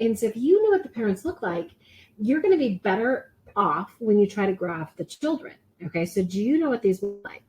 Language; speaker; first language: English; native; English